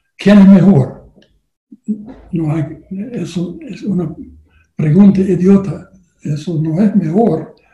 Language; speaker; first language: Spanish; non-native, learner; English